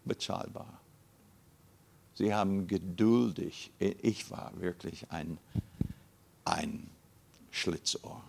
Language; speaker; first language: German; non-native, fluent; English